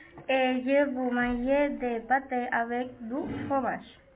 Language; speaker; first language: French; non-native, learner; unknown